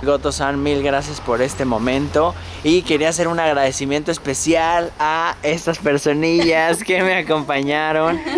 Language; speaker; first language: Spanish; native; Spanish